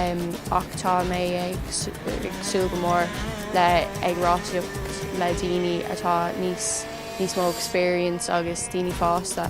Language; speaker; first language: Irish; non-native, local second language; English